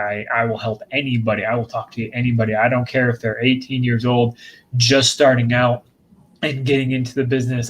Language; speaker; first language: English; native; English